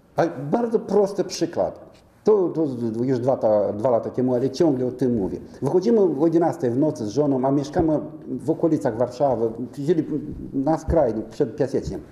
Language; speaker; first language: Polish; non-native, fluent; Romanian